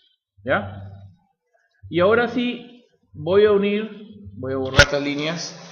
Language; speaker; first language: Spanish; native; Spanish